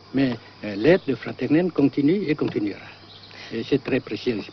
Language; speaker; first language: French; non-native, fluent; Vietnamese